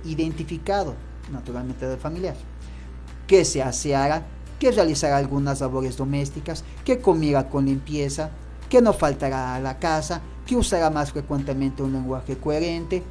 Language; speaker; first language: Spanish; native; Spanish